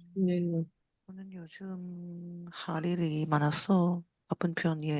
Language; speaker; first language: Korean; non-native, learner; Cantonese